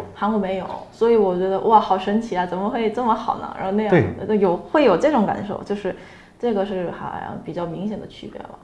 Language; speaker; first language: Chinese; non-native, fluent; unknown